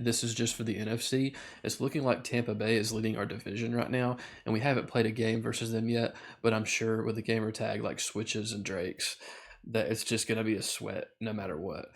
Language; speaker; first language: English; native; English